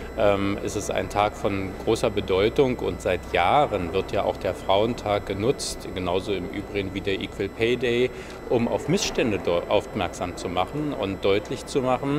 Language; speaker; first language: German; native; German